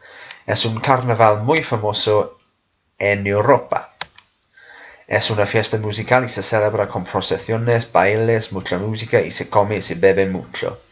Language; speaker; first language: Spanish; non-native, fluent; English